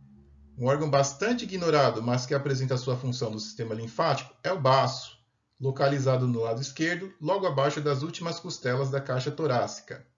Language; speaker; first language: Portuguese; native; Portuguese